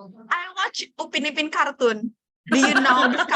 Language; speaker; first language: English; non-native, learner; Indonesian